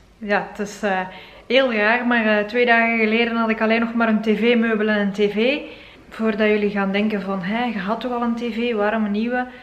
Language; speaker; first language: Dutch; native; Dutch